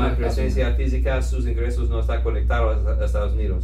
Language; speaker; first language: Spanish; non-native, fluent; English